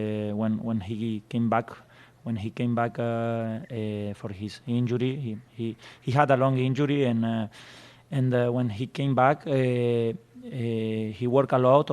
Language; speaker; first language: English; non-native, fluent; Spanish